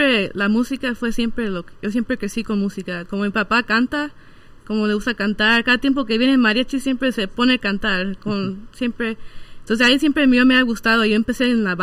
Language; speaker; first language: Spanish; early bilingual, heritage; Spanish